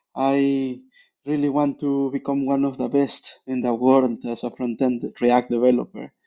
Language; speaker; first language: English; non-native, fluent; Spanish